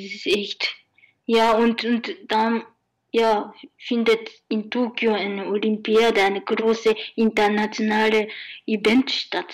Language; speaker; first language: German; non-native, learner; Japanese